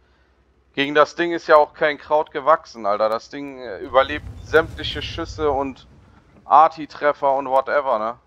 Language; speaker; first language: German; native; German